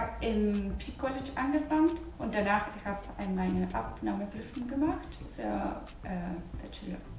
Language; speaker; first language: German; non-native, learner; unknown